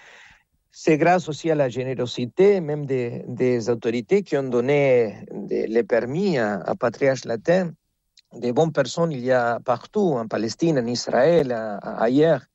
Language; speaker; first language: French; non-native, fluent; Spanish